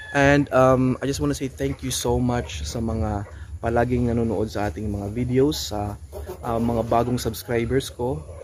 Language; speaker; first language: Filipino; non-native, local second language; Cebuano